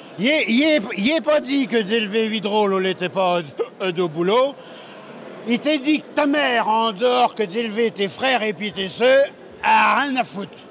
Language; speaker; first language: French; native; French